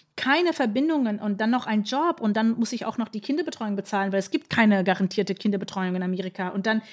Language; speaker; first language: German; non-native, fluent; English